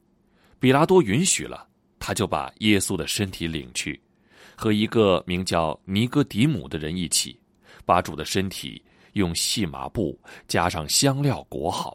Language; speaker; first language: Chinese; native; Chinese